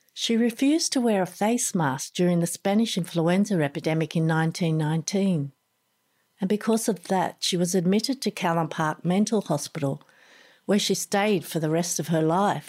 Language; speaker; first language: English; non-native, fluent; Italian